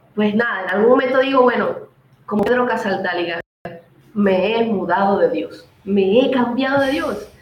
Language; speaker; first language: Spanish; native; Spanish